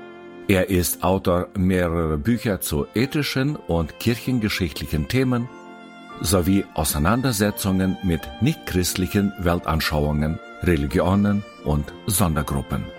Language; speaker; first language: German; native; German